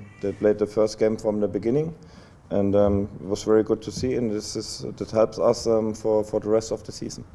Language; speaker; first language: English; non-native, learner; German